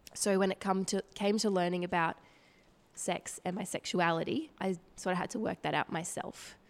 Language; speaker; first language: English; native; English